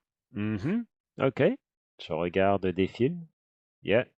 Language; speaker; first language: French; non-native, fluent; English